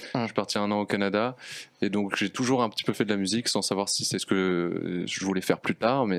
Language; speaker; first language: French; native; French